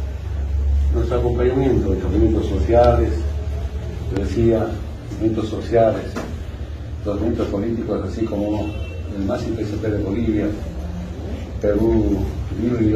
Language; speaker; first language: Spanish; non-native, local second language; Aymara